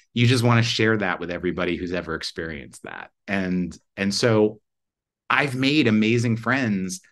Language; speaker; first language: English; native; English